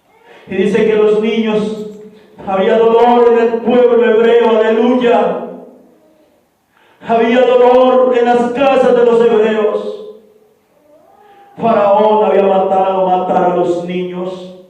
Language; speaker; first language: Spanish; native; Spanish